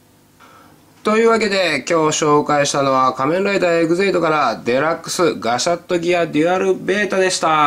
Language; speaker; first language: Japanese; native; Japanese